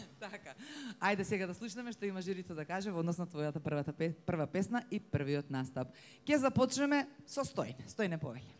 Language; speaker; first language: Macedonian; native; Macedonian